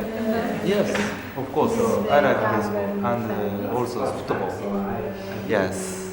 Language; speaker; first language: English; non-native, learner; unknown